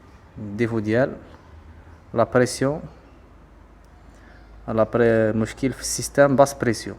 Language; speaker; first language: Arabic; native; Arabic